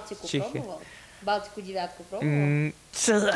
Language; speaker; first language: Russian; native; Russian